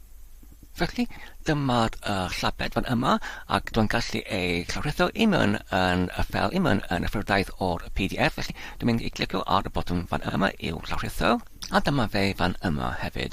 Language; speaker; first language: Welsh; non-native, learner; English